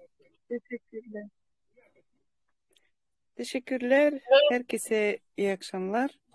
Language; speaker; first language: Turkish; non-native, learner; Russian